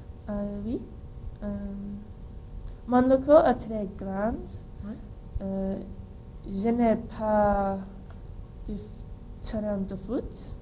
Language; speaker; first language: French; non-native, learner; English